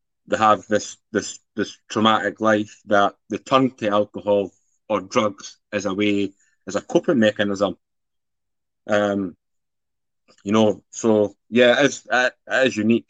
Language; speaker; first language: English; native; English